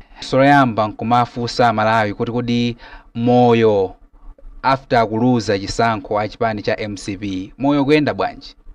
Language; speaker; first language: Nyanja; native; Nyanja